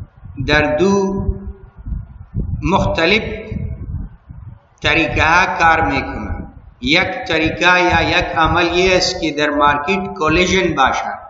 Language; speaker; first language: Persian; non-native, local second language; Pashto